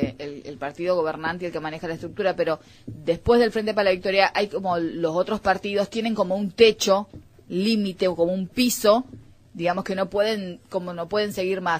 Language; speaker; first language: Spanish; native; Spanish